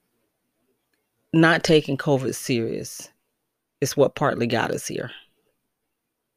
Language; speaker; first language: English; native; English